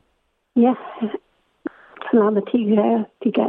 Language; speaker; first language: Indonesian; non-native, fluent; English